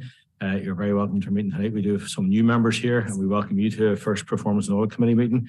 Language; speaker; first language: English; native; English